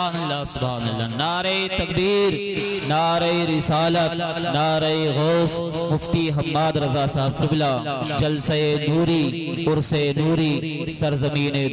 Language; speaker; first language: Hindi; native; Hindi